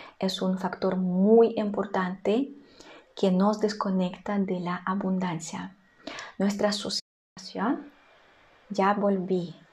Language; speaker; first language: Spanish; non-native, fluent; Russian